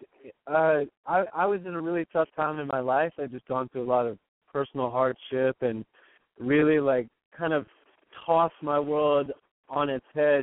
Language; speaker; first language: English; native; English